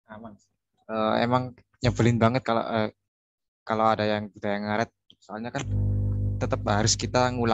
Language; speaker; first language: Indonesian; native; Indonesian